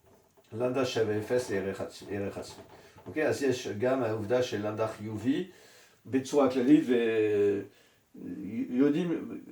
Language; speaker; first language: Hebrew; non-native, fluent; French